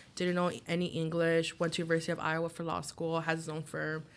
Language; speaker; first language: English; native; English